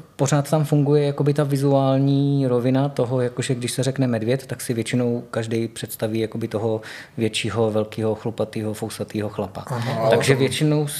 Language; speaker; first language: Czech; native; Czech